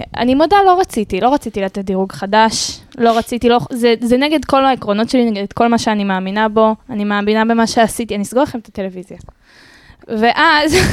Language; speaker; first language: Hebrew; native; Hebrew